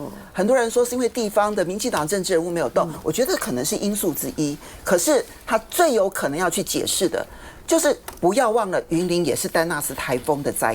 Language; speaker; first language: Chinese; native; Chinese